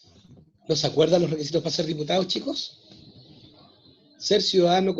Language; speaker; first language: Spanish; native; Spanish